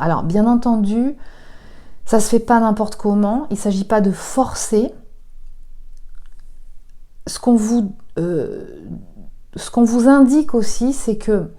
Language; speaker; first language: French; native; French